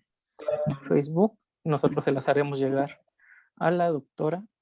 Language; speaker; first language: Spanish; native; Spanish